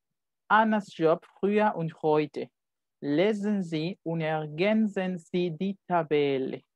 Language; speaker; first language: German; non-native, fluent; Spanish